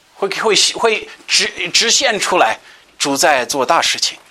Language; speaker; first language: Chinese; non-native, fluent; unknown